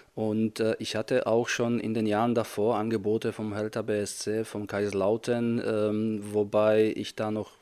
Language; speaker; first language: German; non-native, fluent; Czech